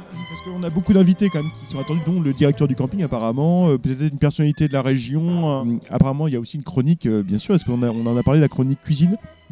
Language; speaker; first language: French; native; French